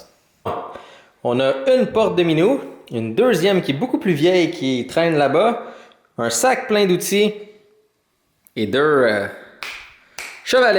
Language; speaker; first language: French; native; French